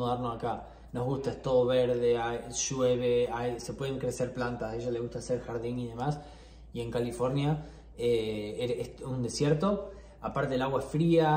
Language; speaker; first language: Spanish; native; Spanish